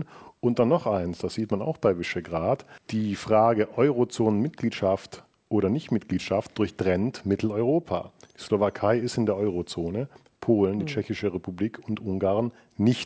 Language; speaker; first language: German; native; German